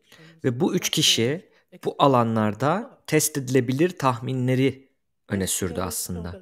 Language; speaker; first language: Turkish; native; Turkish